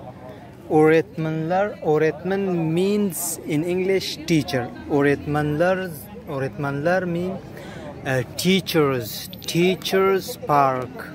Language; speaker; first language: English; non-native, fluent; Pashto